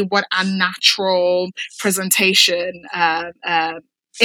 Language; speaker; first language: English; non-native, local second language; Akan